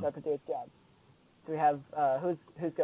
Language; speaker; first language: English; native; English